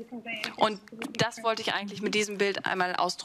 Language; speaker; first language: German; non-native, fluent; Russian